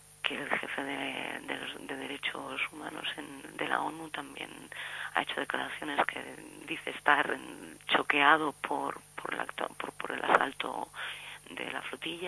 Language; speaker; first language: Spanish; native; Spanish